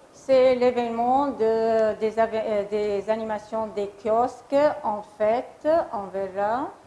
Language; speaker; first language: French; non-native, fluent; Arabic